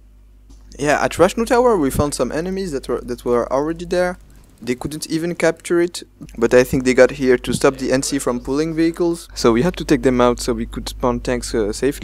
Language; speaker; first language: English; non-native, fluent; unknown